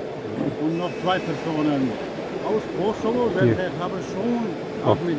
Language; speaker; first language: German; non-native, learner; Albanian